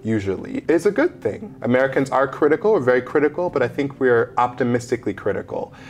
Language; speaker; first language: English; native; English